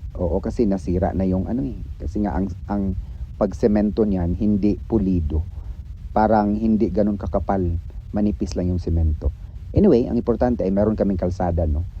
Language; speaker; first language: Filipino; non-native, local second language; Cebuano